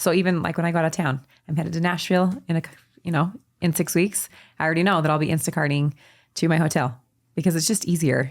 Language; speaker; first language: English; native; English